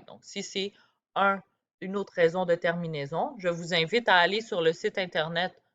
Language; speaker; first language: French; native; French